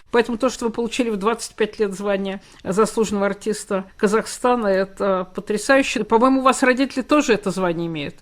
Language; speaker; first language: Russian; native; Russian